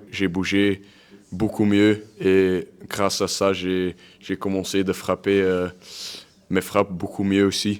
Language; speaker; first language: French; non-native, local second language; Dutch